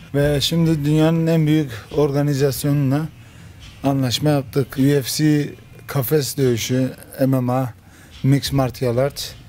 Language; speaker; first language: Turkish; early bilingual, heritage; Turkish